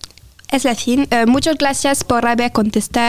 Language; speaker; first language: Spanish; non-native, learner; French